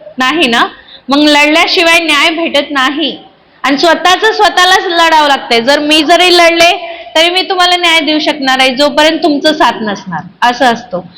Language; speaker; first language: Marathi; non-native, local second language; Hindi